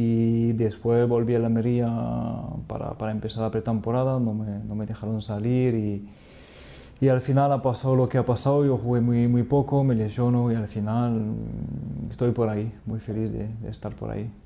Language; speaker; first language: Spanish; non-native, fluent; French